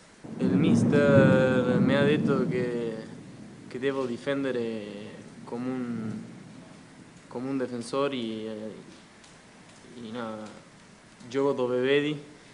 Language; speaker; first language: Italian; non-native, learner; Spanish